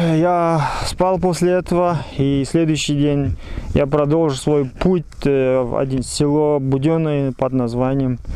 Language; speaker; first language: Russian; non-native, local second language; Kazakh